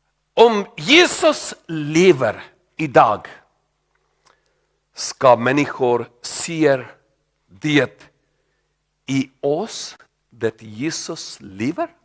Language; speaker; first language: Swedish; non-native, learner; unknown